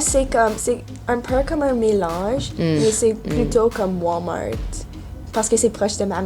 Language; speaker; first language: French; non-native, local second language; English